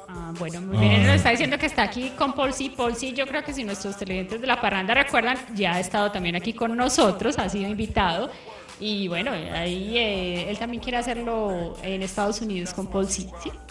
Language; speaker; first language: Spanish; native; Spanish